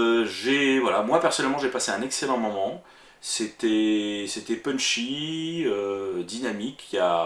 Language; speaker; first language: French; native; French